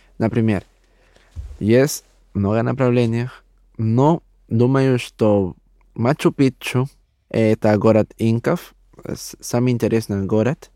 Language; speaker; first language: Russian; non-native, learner; Spanish